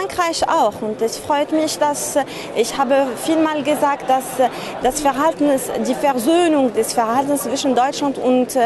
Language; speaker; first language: German; non-native, learner; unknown